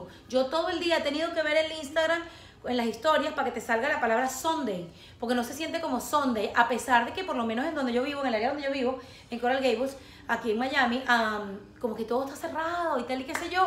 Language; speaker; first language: Spanish; native; Spanish